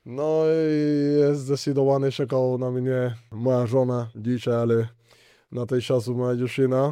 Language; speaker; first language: Polish; non-native, learner; Spanish